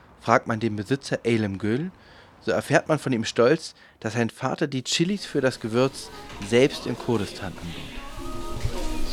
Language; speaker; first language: German; native; German